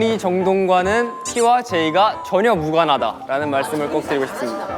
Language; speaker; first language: Korean; native; Korean